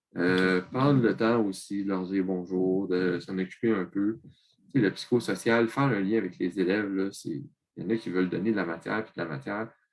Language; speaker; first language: French; native; French